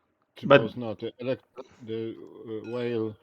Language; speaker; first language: English; non-native, learner; Polish